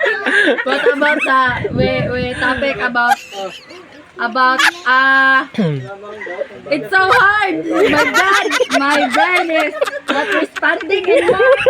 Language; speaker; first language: English; non-native, learner; Filipino